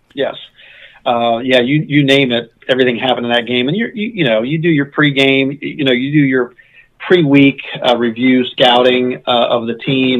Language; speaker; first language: English; native; English